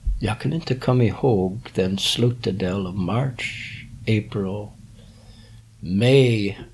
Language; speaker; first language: Swedish; non-native, learner; English